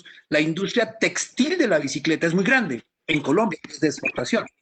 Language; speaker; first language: Spanish; native; Spanish